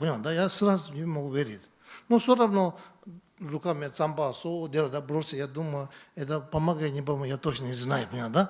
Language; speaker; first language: Russian; non-native, learner; Tibetan